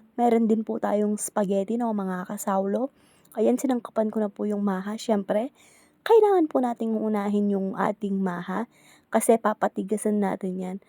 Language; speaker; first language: Filipino; non-native, local second language; Pampanga